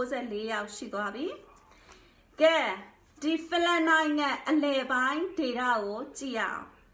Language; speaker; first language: Burmese; non-native, local second language; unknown